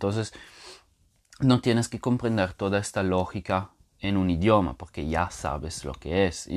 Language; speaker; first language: Spanish; non-native, fluent; Portuguese